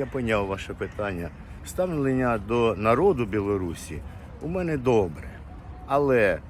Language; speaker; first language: Ukrainian; non-native, local second language; Russian